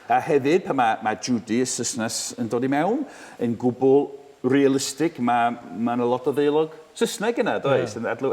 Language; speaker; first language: Welsh; native; Welsh